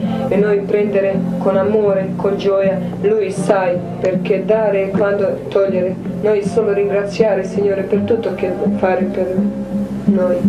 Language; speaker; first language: Italian; non-native, learner; Croatian